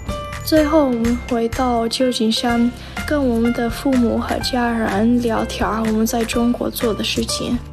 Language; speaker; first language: Chinese; non-native, learner; English